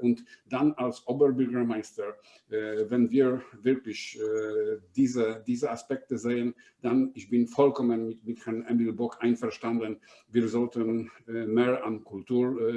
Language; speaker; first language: German; non-native, fluent; Polish